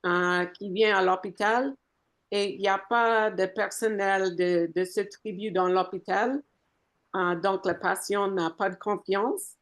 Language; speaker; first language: French; non-native, fluent; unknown